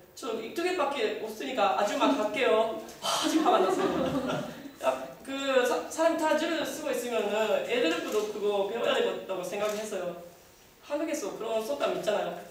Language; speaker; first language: Korean; non-native, learner; Japanese